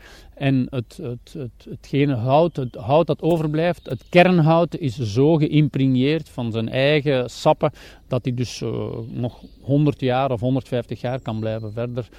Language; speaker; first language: Dutch; native; Dutch